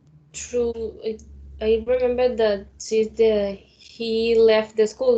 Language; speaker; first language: English; non-native, learner; Spanish